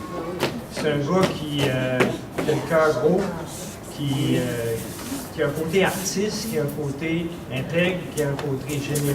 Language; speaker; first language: French; native; French